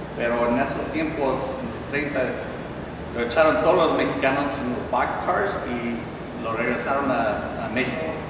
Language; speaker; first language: Spanish; early bilingual, heritage; Spanish